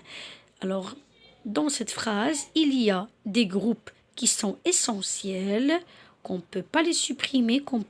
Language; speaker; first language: French; non-native, local second language; Arabic